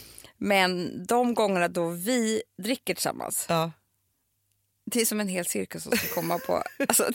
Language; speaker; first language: Swedish; native; Swedish